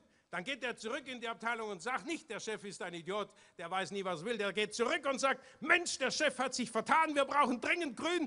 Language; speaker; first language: German; native; German